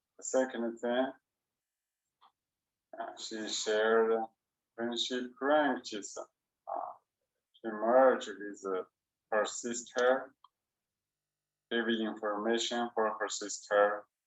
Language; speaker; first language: English; non-native, learner; Chinese